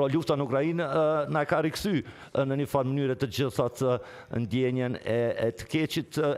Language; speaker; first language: Albanian; native; Albanian